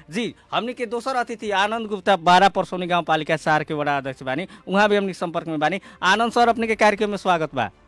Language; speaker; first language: Bhojpuri; native; Bhojpuri